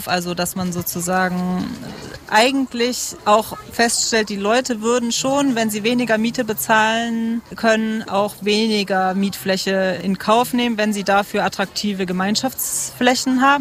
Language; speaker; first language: German; native; German